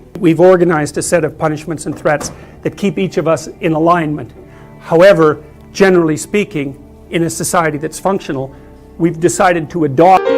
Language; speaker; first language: English; native; English